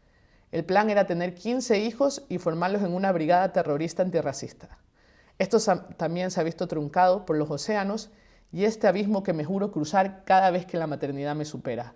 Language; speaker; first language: Spanish; native; Spanish